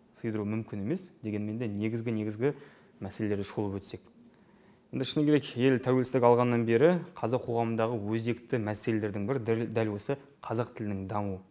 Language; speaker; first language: Kazakh; native; Kazakh